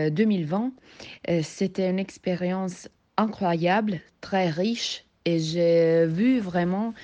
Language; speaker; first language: French; non-native, learner; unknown